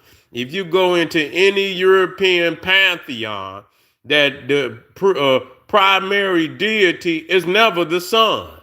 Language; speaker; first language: English; native; English